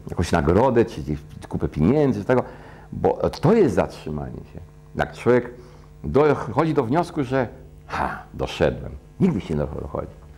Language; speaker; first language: Polish; early bilingual, heritage; Polish